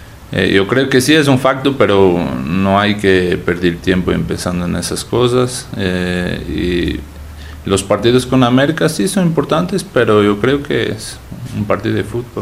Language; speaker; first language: Spanish; non-native, fluent; Portuguese